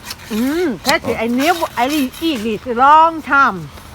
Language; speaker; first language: English; non-native, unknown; Thai